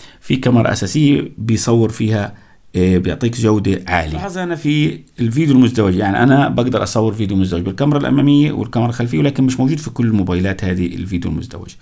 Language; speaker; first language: Arabic; native; Arabic